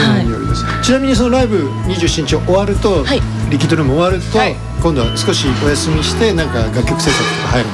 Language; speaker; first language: Japanese; native; Japanese